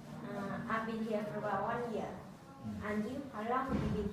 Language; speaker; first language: English; non-native, learner; Vietnamese